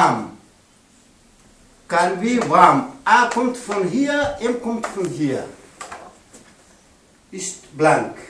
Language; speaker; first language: German; non-native, learner; Pashto